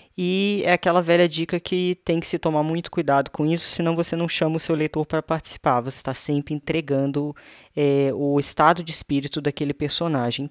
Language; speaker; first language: Portuguese; native; Portuguese